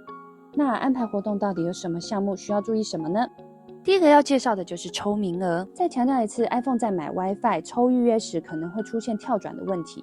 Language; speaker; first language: Chinese; native; Chinese